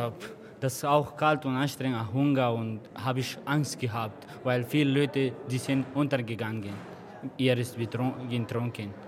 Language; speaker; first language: German; non-native, learner; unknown